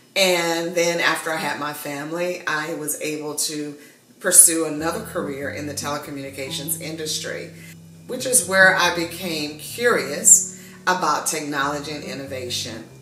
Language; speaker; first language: English; native; English